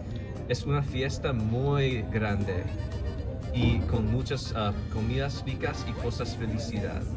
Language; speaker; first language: Spanish; non-native, learner; English